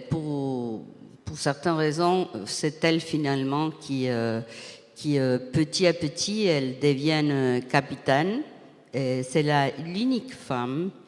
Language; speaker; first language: French; non-native, fluent; Spanish